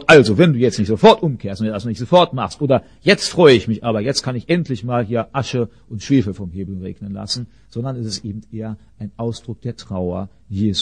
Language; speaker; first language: German; native; German